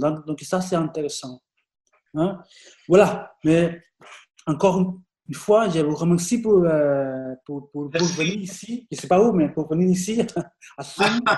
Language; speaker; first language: French; non-native, fluent; Spanish